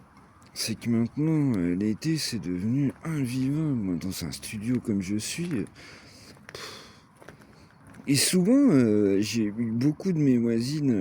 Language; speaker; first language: French; native; French